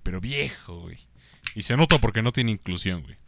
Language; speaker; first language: Spanish; native; Spanish